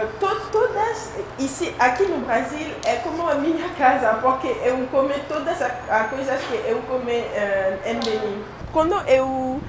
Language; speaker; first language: Portuguese; non-native, learner; French